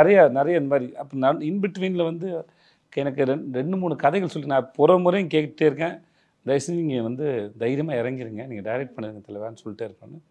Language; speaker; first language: Tamil; native; Tamil